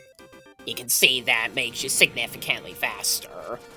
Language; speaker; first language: English; native; English